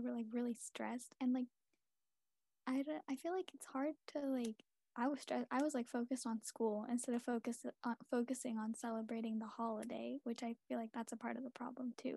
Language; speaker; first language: English; early bilingual, other home language; Tamil